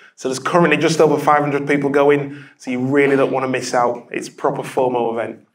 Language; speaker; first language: English; native; English